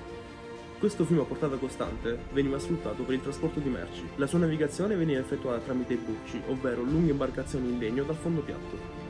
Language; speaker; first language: Italian; native; Italian